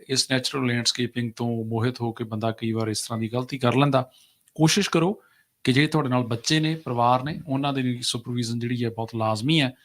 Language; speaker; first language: Punjabi; native; Punjabi